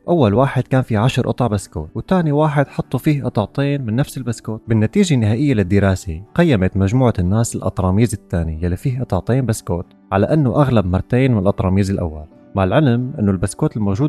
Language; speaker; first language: Arabic; native; Arabic